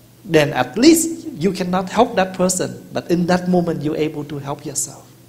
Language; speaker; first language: English; early bilingual, other home language; Vietnamese